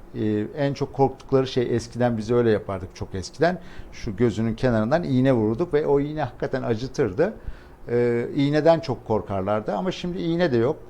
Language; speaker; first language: Turkish; native; Turkish